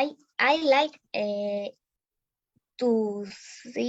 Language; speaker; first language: English; non-native, learner; Spanish